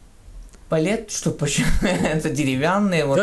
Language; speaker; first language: Russian; non-native, fluent; French